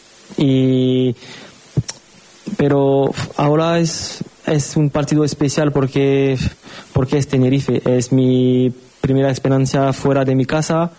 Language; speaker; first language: Spanish; non-native, learner; French